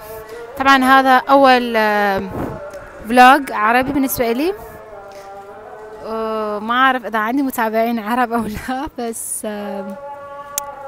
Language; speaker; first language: Arabic; non-native, fluent; Persian